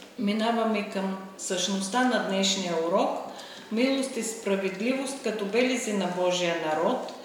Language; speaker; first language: Bulgarian; non-native, fluent; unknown